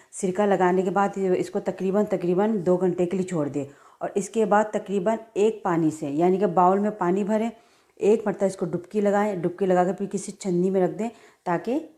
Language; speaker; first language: Urdu; native; Urdu